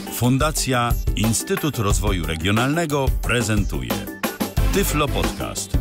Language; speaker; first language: Polish; native; Polish